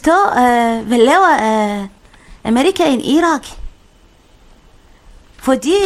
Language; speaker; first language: Danish; non-native, learner; Arabic